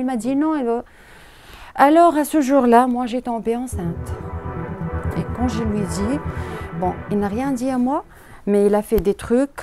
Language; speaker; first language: French; non-native, learner; Arabic